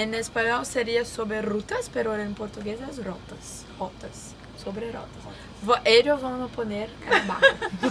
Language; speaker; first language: Spanish; non-native, learner; Portuguese